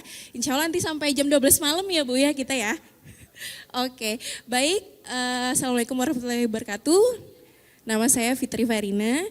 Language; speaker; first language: Indonesian; native; Indonesian